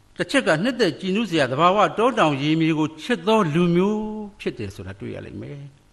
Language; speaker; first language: Burmese; native; Burmese